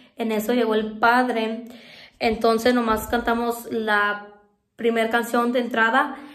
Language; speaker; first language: Spanish; early bilingual, heritage; Spanish